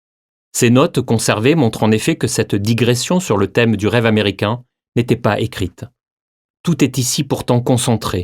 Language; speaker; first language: French; native; French